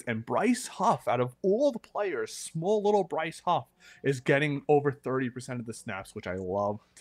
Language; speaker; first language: English; native; English